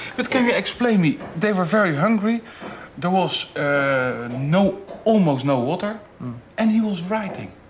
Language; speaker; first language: English; non-native, learner; Dutch